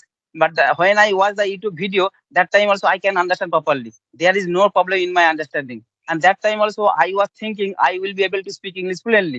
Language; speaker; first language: English; non-native, learner; Bangla